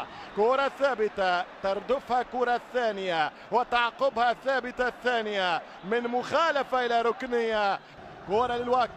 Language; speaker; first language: Arabic; native; Arabic